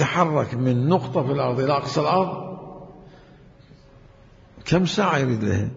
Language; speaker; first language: Arabic; native; Arabic